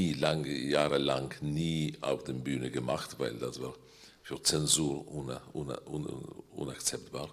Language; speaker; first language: German; non-native, fluent; Polish